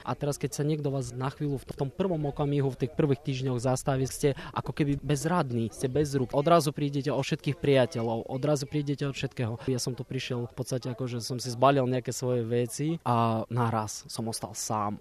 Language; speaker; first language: Slovak; early bilingual, other home language; Ukrainian